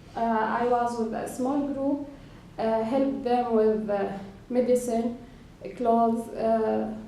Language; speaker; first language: English; non-native, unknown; Arabic